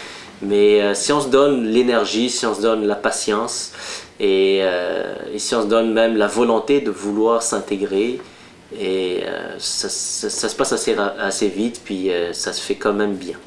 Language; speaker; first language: French; non-native, local second language; Malagasy